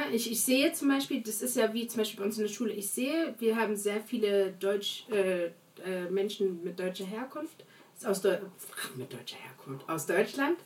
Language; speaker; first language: German; early bilingual, other home language; Portuguese